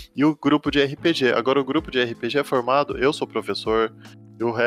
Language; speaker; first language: Portuguese; native; Portuguese